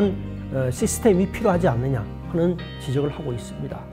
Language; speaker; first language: Korean; native; Korean